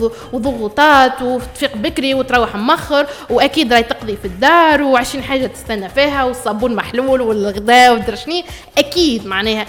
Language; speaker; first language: Arabic; native; Arabic